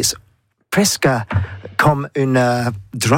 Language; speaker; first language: French; non-native, learner; English